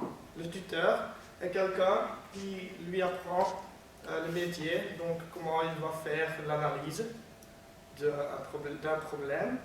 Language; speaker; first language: French; non-native, learner; Dutch